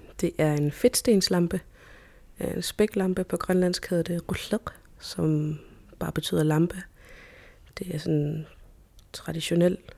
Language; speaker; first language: Danish; native; Danish